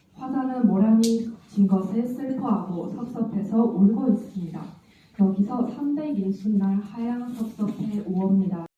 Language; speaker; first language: Korean; non-native, learner; Chinese